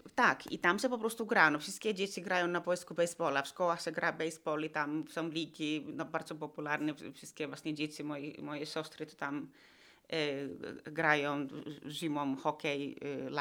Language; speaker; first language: Polish; non-native, fluent; Finnish